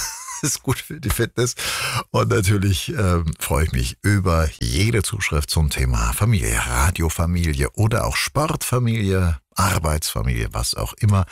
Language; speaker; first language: German; native; German